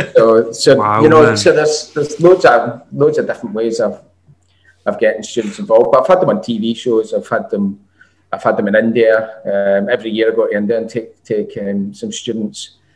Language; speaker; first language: English; native; English